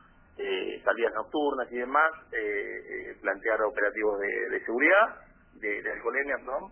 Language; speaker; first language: Spanish; native; Spanish